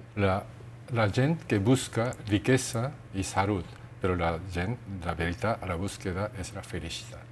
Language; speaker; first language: Catalan; non-native, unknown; Japanese